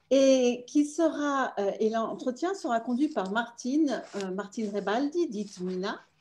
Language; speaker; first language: French; native; French